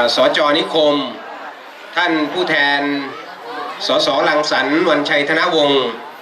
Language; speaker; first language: Thai; non-native, local second language; Hmong